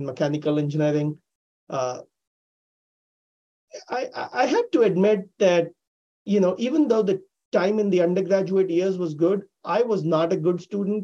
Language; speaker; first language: English; non-native, local second language; Hindi